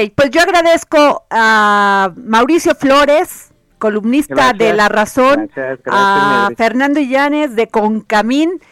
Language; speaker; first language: Spanish; native; Spanish